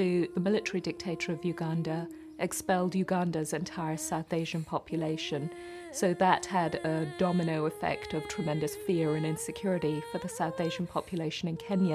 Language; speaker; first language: English; non-native, local second language; Gujarati